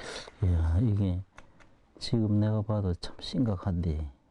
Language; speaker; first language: Korean; native; Korean